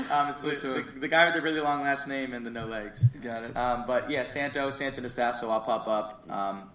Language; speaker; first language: English; native; English